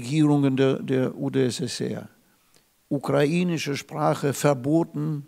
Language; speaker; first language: German; non-native, fluent; Russian